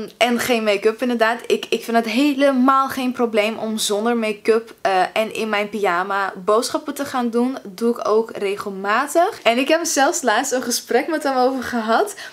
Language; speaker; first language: Dutch; early bilingual, other home language; Russian